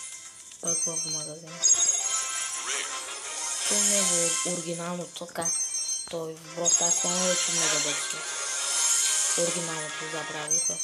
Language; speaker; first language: Bulgarian; non-native, local second language; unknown